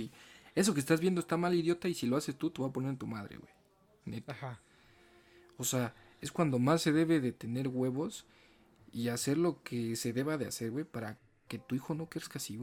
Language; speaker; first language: Spanish; native; Spanish